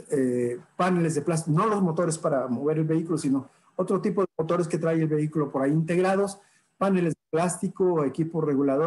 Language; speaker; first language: Spanish; native; Spanish